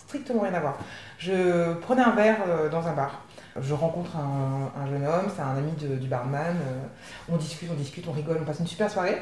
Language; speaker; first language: French; native; French